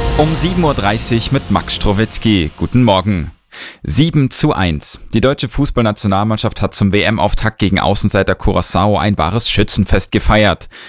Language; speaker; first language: German; native; German